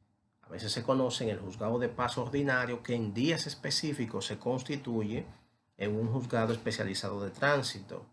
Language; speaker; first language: Spanish; native; Spanish